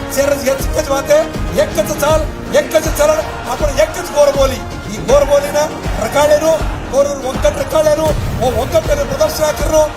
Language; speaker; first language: Kannada; non-native, local second language; Lambadi